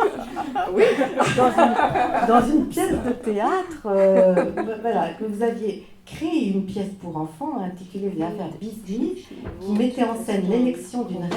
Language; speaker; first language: French; native; French